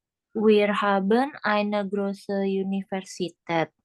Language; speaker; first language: German; non-native, learner; Indonesian